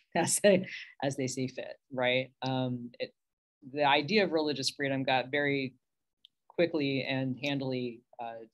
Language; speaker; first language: English; native; English